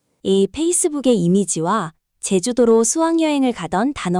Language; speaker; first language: Korean; native; Korean